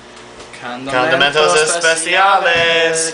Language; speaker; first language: Spanish; non-native, learner; English